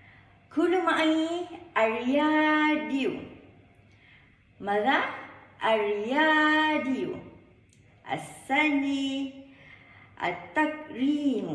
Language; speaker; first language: Arabic; non-native, learner; Malay